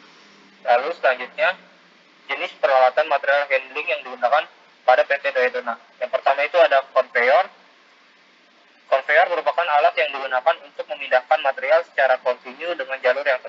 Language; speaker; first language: Indonesian; native; Indonesian